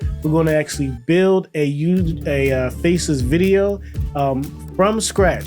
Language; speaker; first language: English; native; English